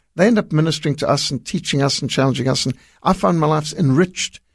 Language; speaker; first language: English; native; English